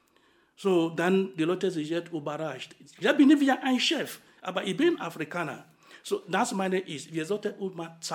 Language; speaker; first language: German; non-native, fluent; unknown